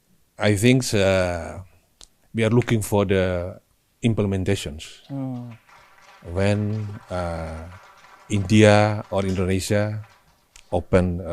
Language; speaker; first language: English; non-native, learner; Indonesian